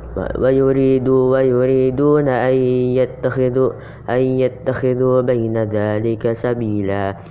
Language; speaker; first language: Arabic; non-native, learner; Indonesian